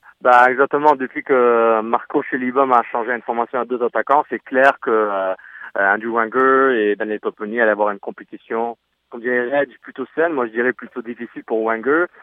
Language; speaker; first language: French; native; French